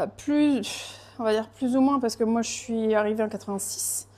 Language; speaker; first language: French; native; French